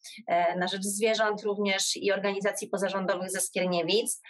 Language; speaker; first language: Polish; native; Polish